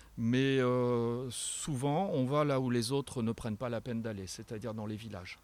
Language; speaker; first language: French; native; French